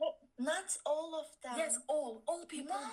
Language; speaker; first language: English; non-native, learner; Turkish